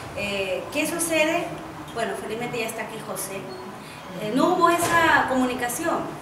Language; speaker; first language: Spanish; native; Spanish